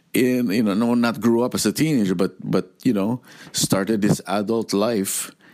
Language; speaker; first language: English; non-native, local second language; Filipino